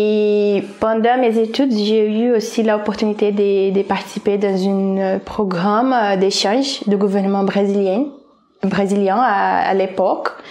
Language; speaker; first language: French; non-native, fluent; Portuguese